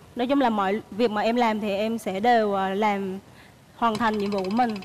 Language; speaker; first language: Vietnamese; native; Vietnamese